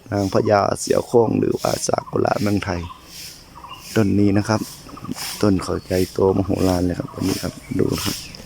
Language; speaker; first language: Thai; native; Thai